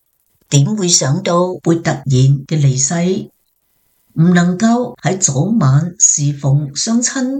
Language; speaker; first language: Chinese; native; Chinese